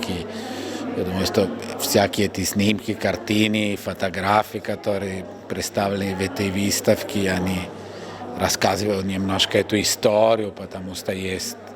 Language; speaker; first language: Russian; non-native, fluent; Italian